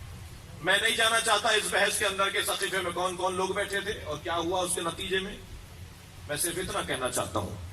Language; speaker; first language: Urdu; native; Urdu